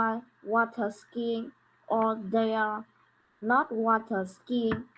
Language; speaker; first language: English; non-native, learner; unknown